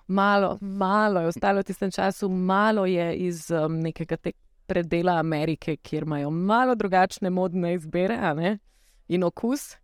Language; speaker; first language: Slovenian; native; Slovenian